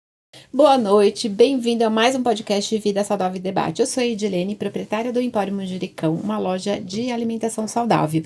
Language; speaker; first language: Portuguese; native; Portuguese